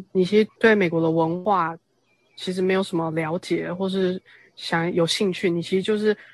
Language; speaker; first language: Chinese; native; Chinese